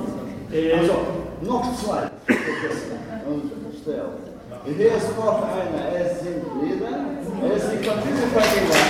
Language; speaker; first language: German; non-native, learner; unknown